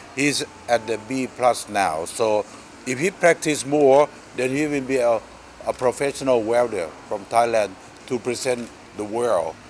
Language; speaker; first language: English; non-native, fluent; Thai